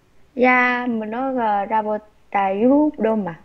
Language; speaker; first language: Russian; non-native, learner; Vietnamese